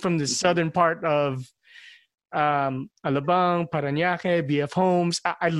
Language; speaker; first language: English; non-native, local second language; Filipino